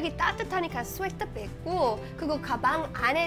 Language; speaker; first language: Korean; non-native, learner; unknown